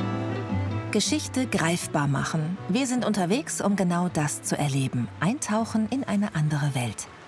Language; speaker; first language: German; native; German